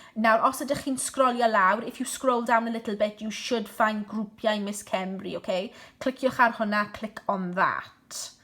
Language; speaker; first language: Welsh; non-native, local second language; English